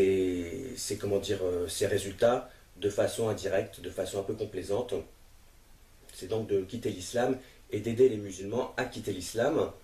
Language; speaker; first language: French; native; French